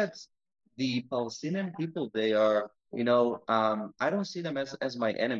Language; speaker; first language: English; non-native, fluent; Hebrew